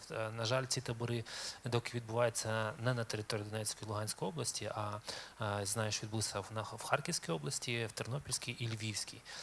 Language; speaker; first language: Ukrainian; native; Ukrainian